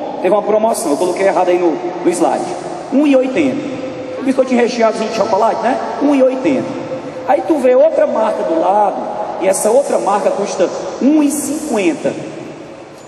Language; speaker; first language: Portuguese; native; Portuguese